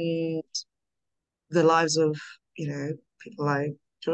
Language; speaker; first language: English; non-native, local second language; North Ndebele